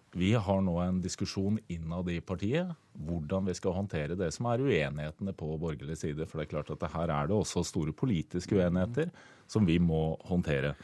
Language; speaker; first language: Norwegian; native; Norwegian